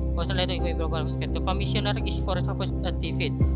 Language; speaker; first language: English; non-native, learner; Indonesian